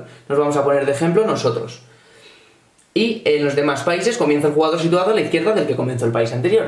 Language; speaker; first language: Spanish; native; Spanish